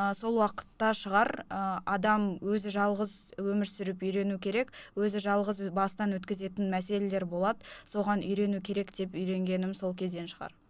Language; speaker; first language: Kazakh; non-native, local second language; Russian